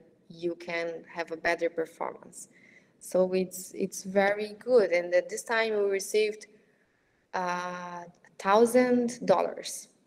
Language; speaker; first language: English; non-native, fluent; Portuguese